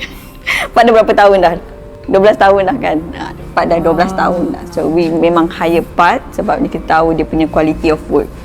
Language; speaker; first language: Malay; native; Malay